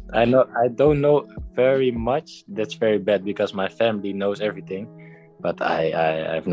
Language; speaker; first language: English; non-native, fluent; Dutch